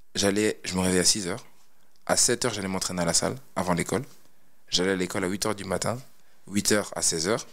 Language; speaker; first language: French; native; French